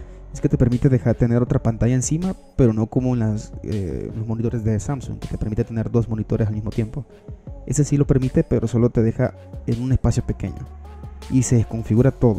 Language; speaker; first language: Spanish; native; Spanish